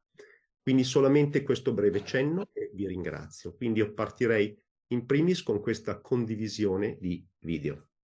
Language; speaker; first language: Italian; native; Italian